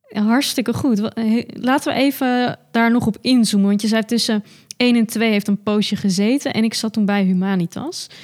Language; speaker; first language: Dutch; native; Dutch